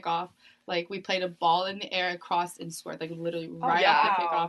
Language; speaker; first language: English; native; English